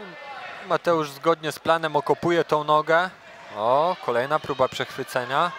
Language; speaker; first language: Polish; native; Polish